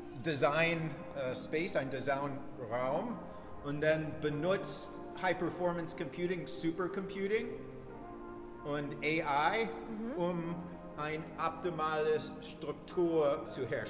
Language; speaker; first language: German; non-native, fluent; English